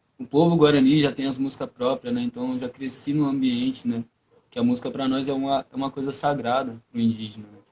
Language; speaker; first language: Portuguese; non-native, local second language; Guarani